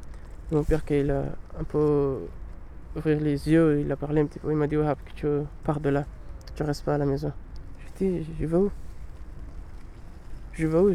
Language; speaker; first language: French; non-native, learner; Pashto